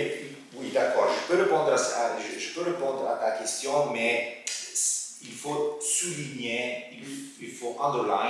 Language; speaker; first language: French; non-native, fluent; Italian